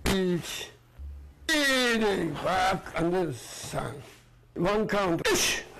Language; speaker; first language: English; non-native, learner; Japanese